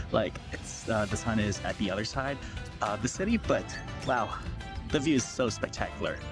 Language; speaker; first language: English; non-native, local second language; Cebuano